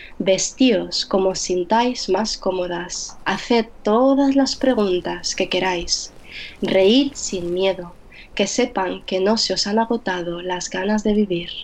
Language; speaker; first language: Spanish; early bilingual, other home language; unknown